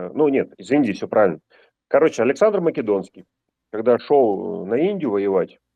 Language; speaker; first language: Russian; native; Russian